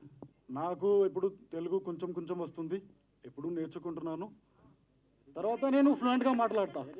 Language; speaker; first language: Telugu; non-native, learner; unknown